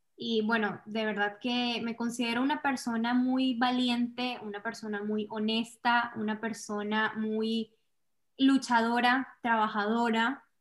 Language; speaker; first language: Spanish; native; Spanish